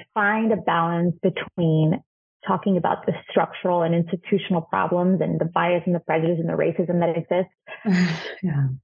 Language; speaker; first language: English; non-native, fluent; Spanish